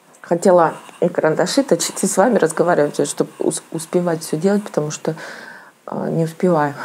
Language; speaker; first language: Russian; native; Russian